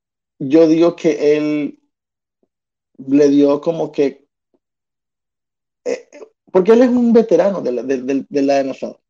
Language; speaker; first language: Spanish; early bilingual, heritage; Spanish